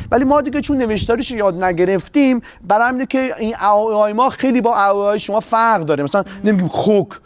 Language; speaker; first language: Persian; non-native, local second language; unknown